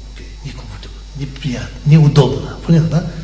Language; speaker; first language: Russian; non-native, learner; Tibetan